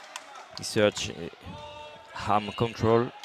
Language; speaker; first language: English; non-native, learner; French